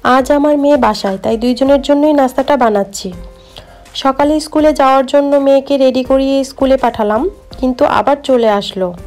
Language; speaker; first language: Bangla; native; Bangla